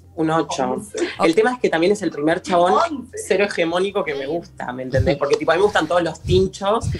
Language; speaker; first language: Spanish; native; Spanish